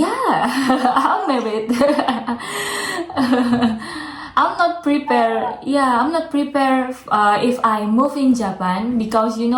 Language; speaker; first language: English; non-native, learner; Indonesian